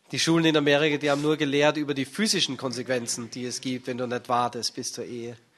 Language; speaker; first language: German; native; German